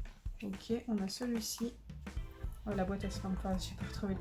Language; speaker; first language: French; native; French